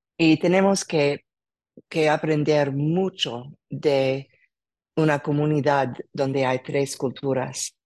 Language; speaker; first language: Spanish; non-native, learner; English